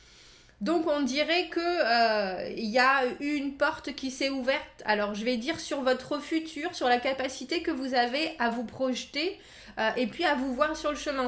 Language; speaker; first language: French; native; French